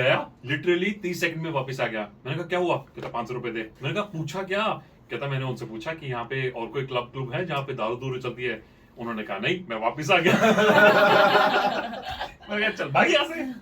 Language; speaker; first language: Hindi; native; Hindi